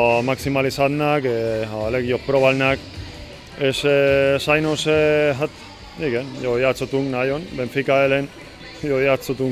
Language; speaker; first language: Hungarian; non-native, learner; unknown